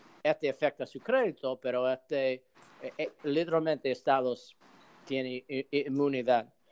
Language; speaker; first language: Spanish; non-native, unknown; English